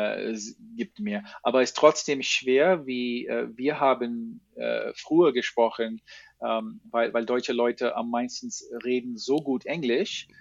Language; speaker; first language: German; non-native, learner; English